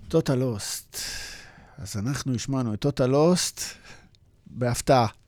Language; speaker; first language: Hebrew; native; Hebrew